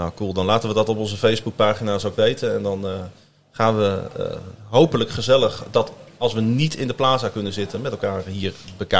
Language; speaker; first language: Dutch; native; Dutch